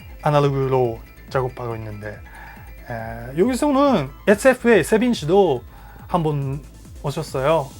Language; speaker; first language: Korean; non-native, learner; Japanese